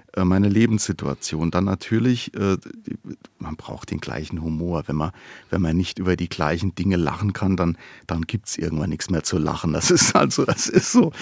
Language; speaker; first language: German; native; German